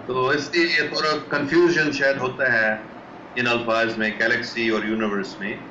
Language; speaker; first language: Urdu; non-native, fluent; English